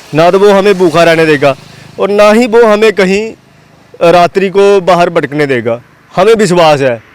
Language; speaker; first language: Hindi; non-native, local second language; Dogri